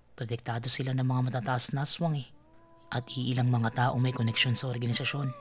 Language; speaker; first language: Filipino; native; Filipino